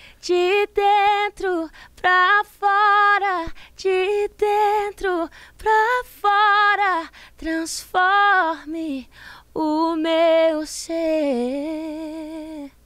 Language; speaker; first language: Portuguese; early bilingual, heritage; Portuguese